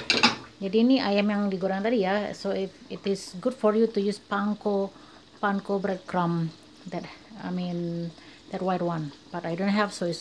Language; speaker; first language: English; non-native, learner; Indonesian